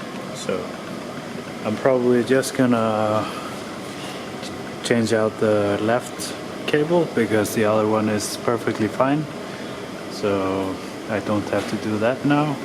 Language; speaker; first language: English; non-native, fluent; Icelandic